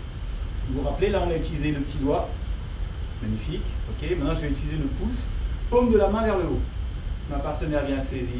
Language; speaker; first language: French; native; French